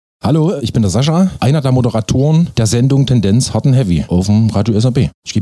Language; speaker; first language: German; native; German